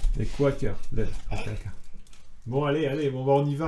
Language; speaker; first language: French; native; French